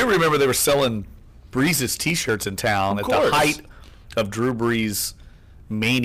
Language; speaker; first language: English; native; English